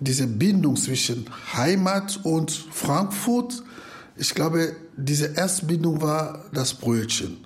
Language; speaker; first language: German; non-native, fluent; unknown